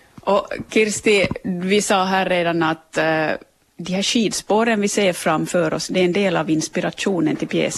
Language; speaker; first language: Swedish; native; Swedish